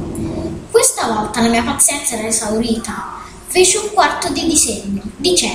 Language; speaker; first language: Italian; native; Italian